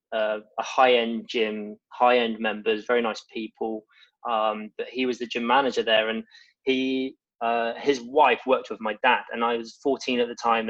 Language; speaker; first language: English; native; English